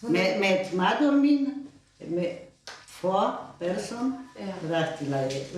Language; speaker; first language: Icelandic; non-native, learner; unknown